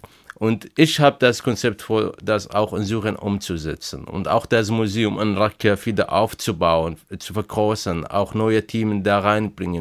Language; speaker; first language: German; non-native, fluent; Arabic